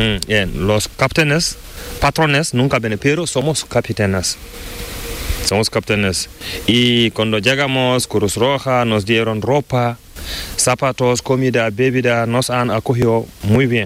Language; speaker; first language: Spanish; non-native, learner; Fula